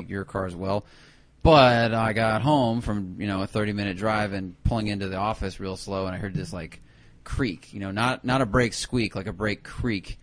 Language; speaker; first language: English; native; English